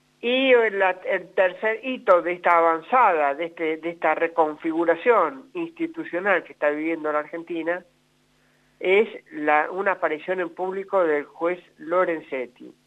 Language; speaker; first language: Spanish; native; Spanish